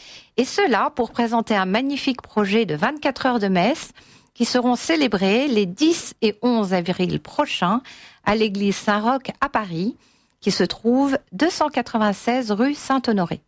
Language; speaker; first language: French; native; French